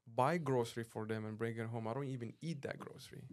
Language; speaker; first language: English; non-native, fluent; Arabic